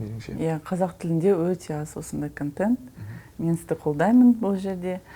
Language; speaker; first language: Kazakh; non-native, learner; Russian